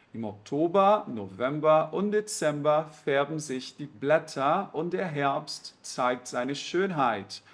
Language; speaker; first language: German; non-native, fluent; Portuguese